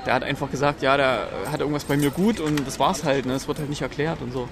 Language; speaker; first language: German; native; German